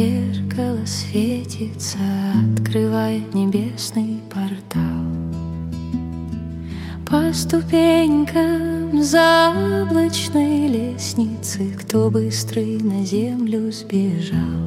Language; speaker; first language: Russian; native; Russian